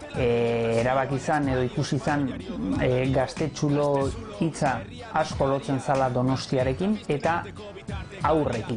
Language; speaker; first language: Basque; native; Basque